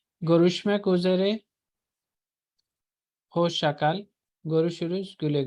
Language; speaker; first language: Turkish; non-native, fluent; Urdu